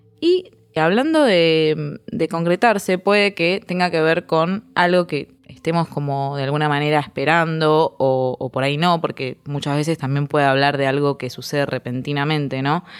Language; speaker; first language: Spanish; native; Spanish